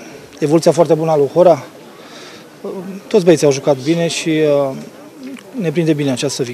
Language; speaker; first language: Romanian; native; Romanian